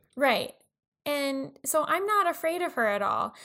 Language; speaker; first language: English; native; English